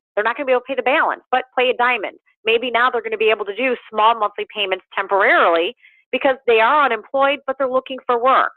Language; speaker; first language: English; native; English